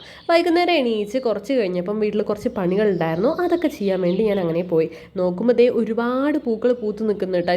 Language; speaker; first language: Malayalam; native; Malayalam